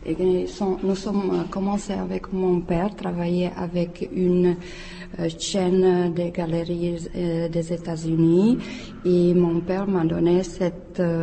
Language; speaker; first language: French; non-native, learner; Czech